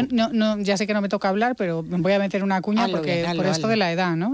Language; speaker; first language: Spanish; native; Spanish